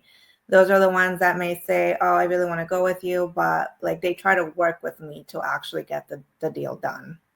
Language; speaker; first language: English; native; English